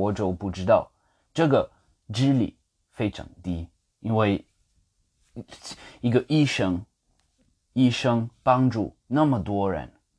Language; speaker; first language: Chinese; non-native, fluent; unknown